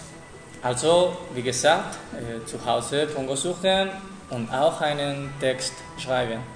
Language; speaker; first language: German; non-native, learner; Spanish